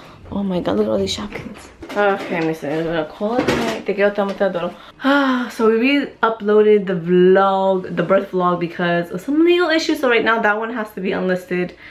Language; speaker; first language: English; early bilingual, other home language; Spanish